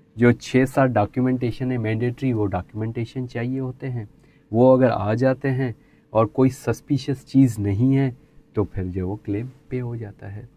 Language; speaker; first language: Urdu; non-native, local second language; Sindhi